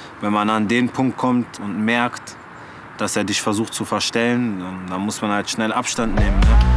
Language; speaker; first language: German; early bilingual, other home language; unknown